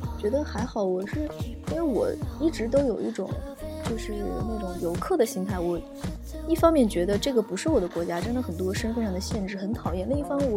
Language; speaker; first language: Chinese; native; Chinese